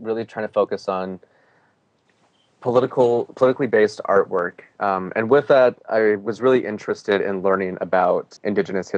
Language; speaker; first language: English; native; English